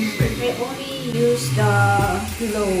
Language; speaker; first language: English; non-native, local second language; Filipino